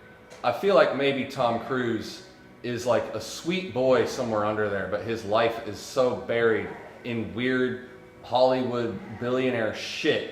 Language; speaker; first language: English; native; English